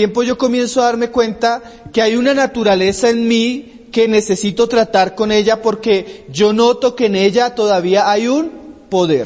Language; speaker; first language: Spanish; native; Spanish